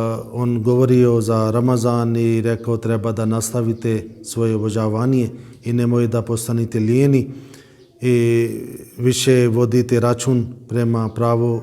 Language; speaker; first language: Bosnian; non-native, fluent; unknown